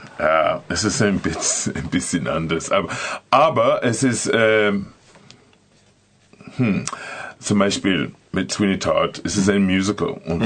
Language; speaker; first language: German; non-native, learner; English